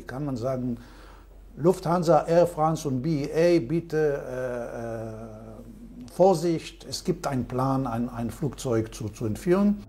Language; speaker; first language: German; non-native, fluent; Hebrew